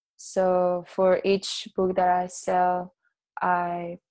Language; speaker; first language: English; non-native, fluent; Catalan